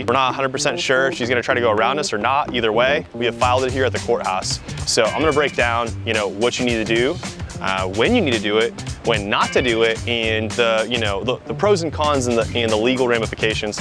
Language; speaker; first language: English; native; English